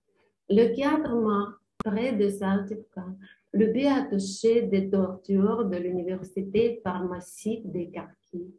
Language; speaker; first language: French; non-native, learner; Ukrainian